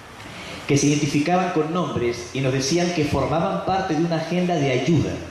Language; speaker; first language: Spanish; native; Spanish